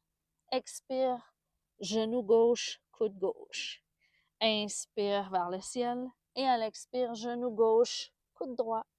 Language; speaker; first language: French; native; French